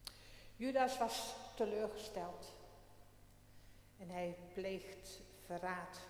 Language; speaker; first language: Dutch; non-native, local second language; Western Frisian